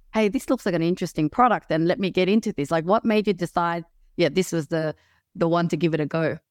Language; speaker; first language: English; native; English